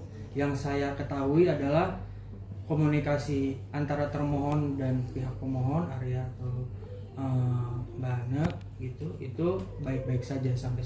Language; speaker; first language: Indonesian; native; Indonesian